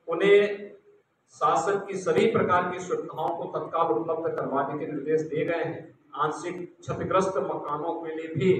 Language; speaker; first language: Hindi; native; Hindi